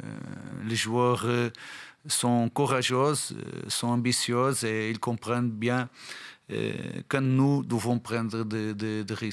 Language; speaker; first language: French; non-native, fluent; Portuguese